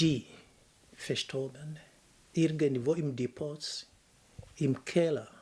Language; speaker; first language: German; non-native, fluent; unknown